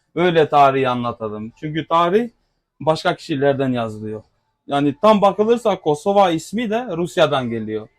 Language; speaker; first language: Turkish; non-native, fluent; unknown